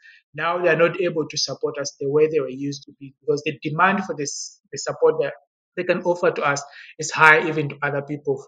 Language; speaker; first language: English; non-native, local second language; Yao